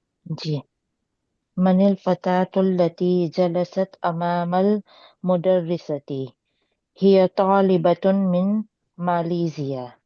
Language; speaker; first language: Arabic; non-native, learner; Urdu